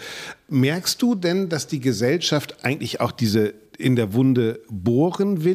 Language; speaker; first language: German; native; German